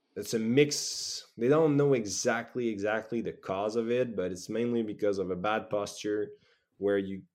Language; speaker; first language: English; native; English